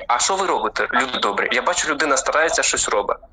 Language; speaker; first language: Ukrainian; native; Ukrainian